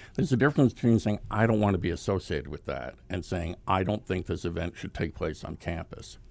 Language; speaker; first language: English; native; English